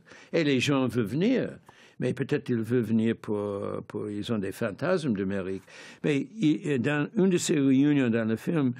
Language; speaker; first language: French; non-native, fluent; English